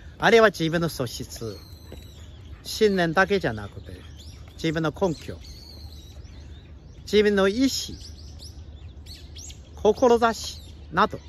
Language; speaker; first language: Japanese; non-native, fluent; Chinese